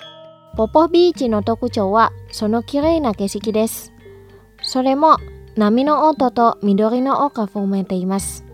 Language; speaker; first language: Japanese; non-native, fluent; Indonesian